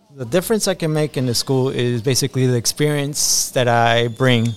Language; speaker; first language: English; early bilingual, other home language; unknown